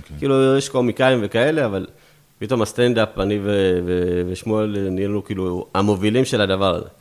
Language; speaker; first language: Hebrew; early bilingual, other home language; Amharic